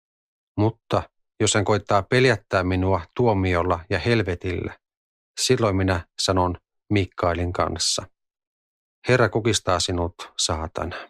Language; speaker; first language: Finnish; native; Finnish